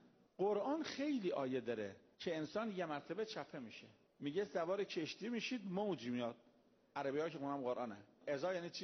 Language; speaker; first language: Persian; native; Persian